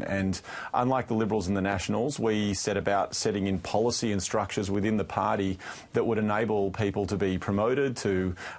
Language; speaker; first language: English; native; English